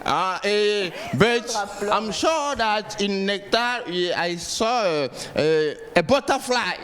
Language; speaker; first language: English; non-native, learner; French